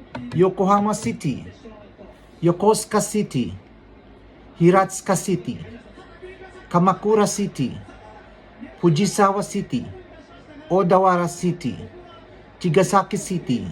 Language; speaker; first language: English; non-native, local second language; Filipino